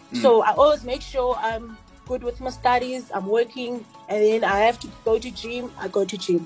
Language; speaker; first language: English; non-native, local second language; Xhosa